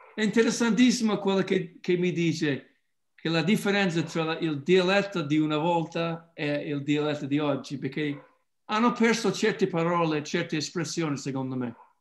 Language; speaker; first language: Italian; early bilingual, heritage; Italian